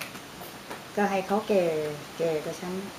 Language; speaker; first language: Thai; native; Thai